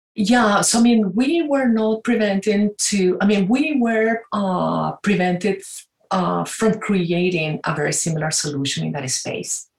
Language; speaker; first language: English; non-native, fluent; Spanish